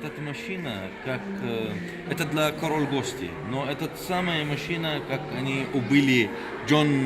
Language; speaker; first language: Russian; non-native, learner; Arabic